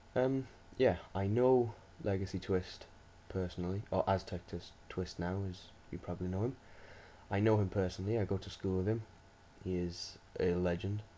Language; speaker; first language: English; native; English